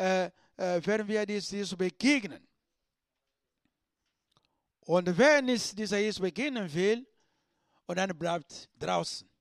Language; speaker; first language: German; non-native, learner; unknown